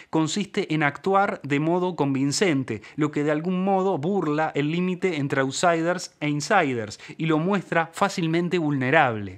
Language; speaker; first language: Spanish; native; Spanish